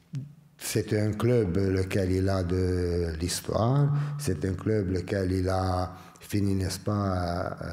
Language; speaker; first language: French; non-native, fluent; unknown